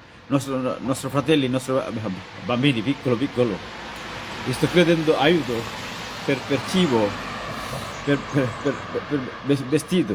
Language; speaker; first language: Italian; non-native, learner; Bangla